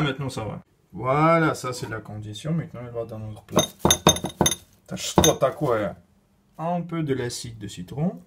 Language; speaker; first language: French; non-native, learner; Russian